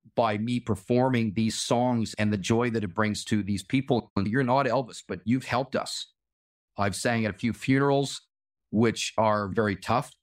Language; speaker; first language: English; native; English